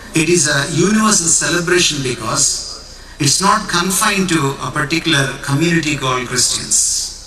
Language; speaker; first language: English; non-native, local second language; Telugu